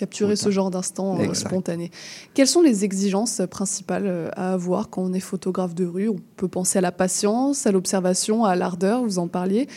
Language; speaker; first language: French; native; French